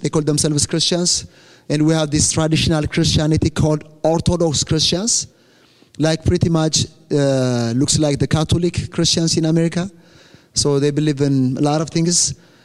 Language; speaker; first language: English; non-native, fluent; Amharic